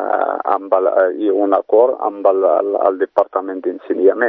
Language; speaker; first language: Catalan; non-native, fluent; Berber languages